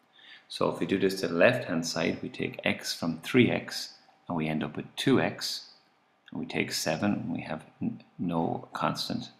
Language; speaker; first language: English; native; English